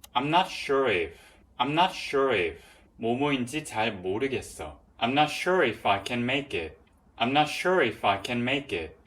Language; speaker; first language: English; non-native, fluent; Korean